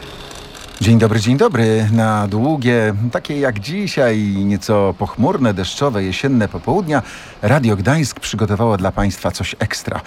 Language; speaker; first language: Polish; native; Polish